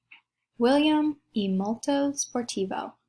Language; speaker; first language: Italian; non-native, learner; English